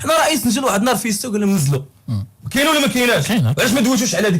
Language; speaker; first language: Arabic; native; Arabic